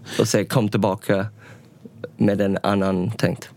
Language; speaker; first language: Swedish; non-native, learner; English